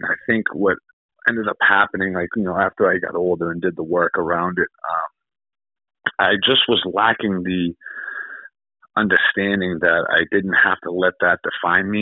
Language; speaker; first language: English; native; English